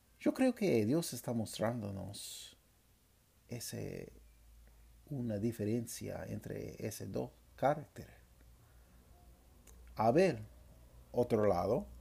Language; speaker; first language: Spanish; non-native, fluent; English